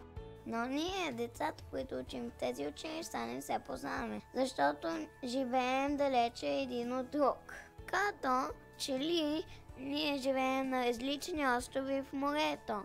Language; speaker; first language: Bulgarian; early bilingual, heritage; Bulgarian